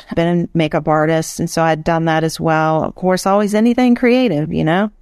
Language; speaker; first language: English; native; English